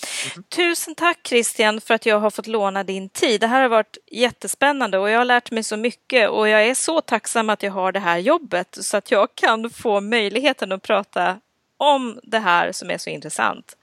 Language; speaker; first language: Swedish; native; Swedish